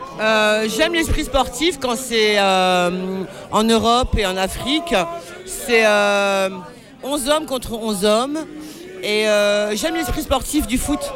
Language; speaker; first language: French; non-native, local second language; Arabic